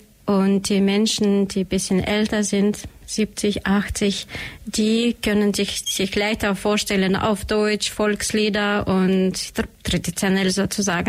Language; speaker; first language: German; non-native, learner; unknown